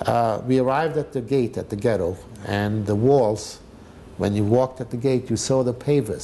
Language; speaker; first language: English; non-native, fluent; Hungarian